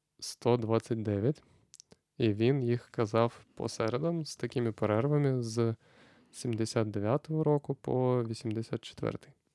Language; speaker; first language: Ukrainian; non-native, fluent; Lithuanian